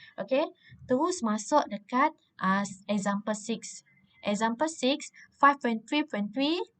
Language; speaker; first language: Malay; native; Malay